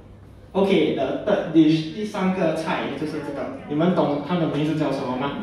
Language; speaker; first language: Chinese; non-native, local second language; English